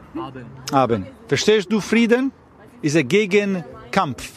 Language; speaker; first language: German; non-native, learner; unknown